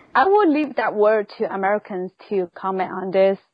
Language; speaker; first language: English; non-native, fluent; Chinese